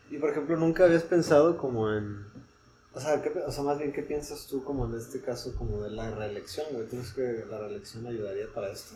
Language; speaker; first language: Spanish; native; Spanish